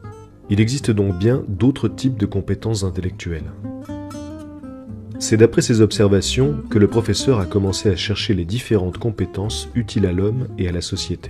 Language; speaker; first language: French; native; French